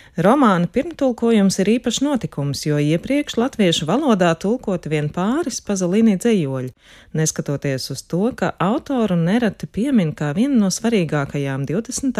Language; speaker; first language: Latvian; native; Latvian